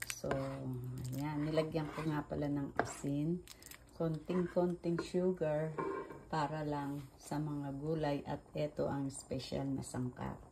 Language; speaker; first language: Filipino; non-native, local second language; Pampanga